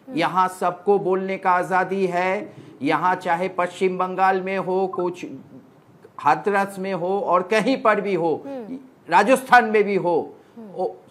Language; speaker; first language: Hindi; non-native, local second language; Bangla